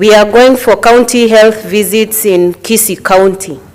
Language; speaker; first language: English; non-native, local second language; Gusii